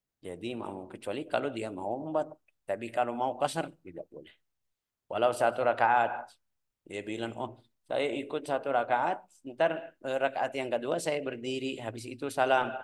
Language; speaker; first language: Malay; non-native, fluent; Arabic